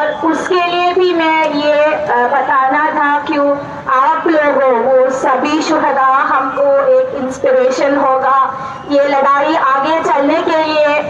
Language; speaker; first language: Hindi; non-native, local second language; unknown